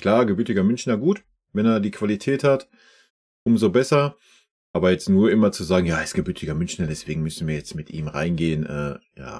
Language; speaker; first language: German; native; German